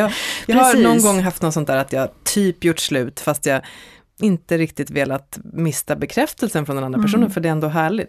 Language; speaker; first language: Swedish; native; Swedish